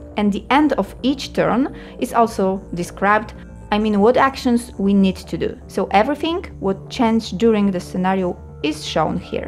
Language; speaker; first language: English; non-native, fluent; Polish